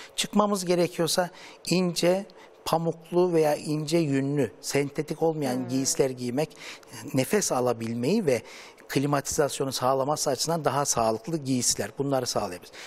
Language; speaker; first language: Turkish; native; Turkish